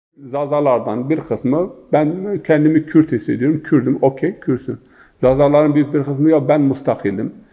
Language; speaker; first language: Turkish; non-native, local second language; Zaza